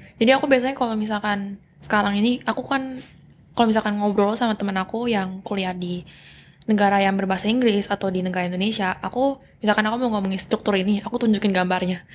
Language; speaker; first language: Indonesian; native; Indonesian